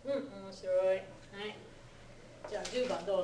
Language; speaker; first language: Japanese; non-native, fluent; English